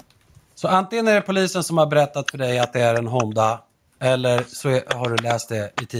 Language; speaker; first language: Swedish; native; Swedish